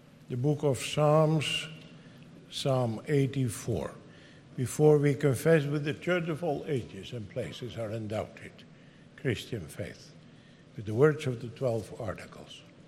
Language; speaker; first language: English; non-native, fluent; Dutch